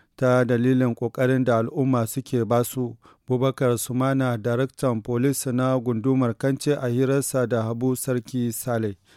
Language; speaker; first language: Hausa; native; Hausa